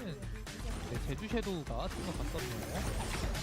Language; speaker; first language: Korean; native; Korean